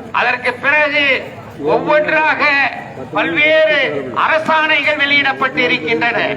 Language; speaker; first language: Tamil; native; Tamil